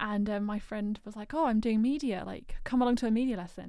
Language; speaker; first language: English; native; English